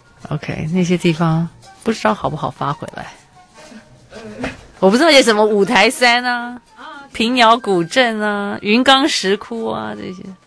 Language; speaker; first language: Chinese; native; Chinese